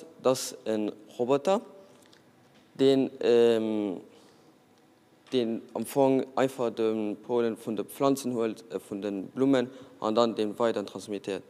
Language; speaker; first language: German; non-native, learner; Portuguese